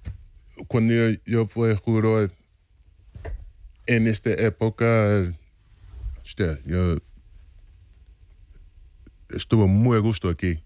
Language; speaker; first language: Spanish; non-native, fluent; English